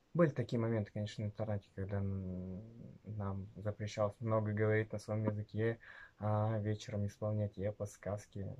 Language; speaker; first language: Russian; non-native, local second language; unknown